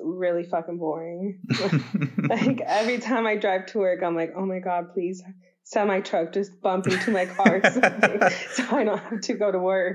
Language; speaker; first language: English; native; English